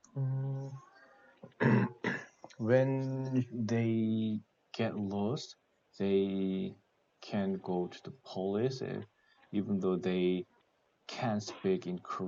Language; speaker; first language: English; non-native, learner; Korean